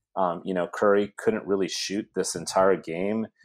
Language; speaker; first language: English; native; English